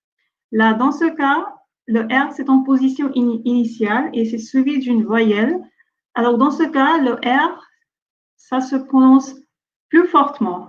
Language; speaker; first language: French; non-native, fluent; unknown